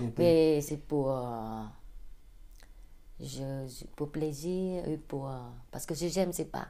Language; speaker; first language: French; non-native, learner; Khmer